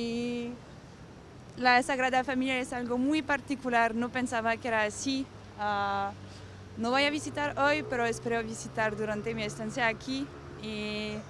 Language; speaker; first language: Spanish; non-native, fluent; French